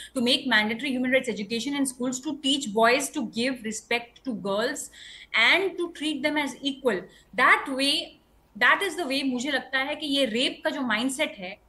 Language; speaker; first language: Hindi; non-native, local second language; Bangla